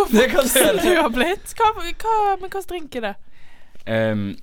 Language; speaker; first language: Norwegian; native; Norwegian